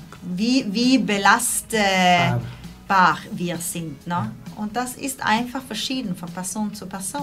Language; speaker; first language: German; non-native, local second language; Italian